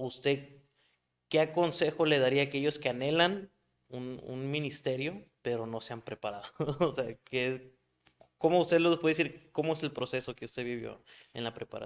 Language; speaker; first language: Spanish; native; Spanish